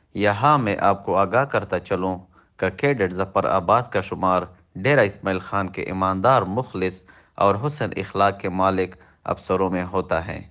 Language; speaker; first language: Urdu; non-native, local second language; Saraiki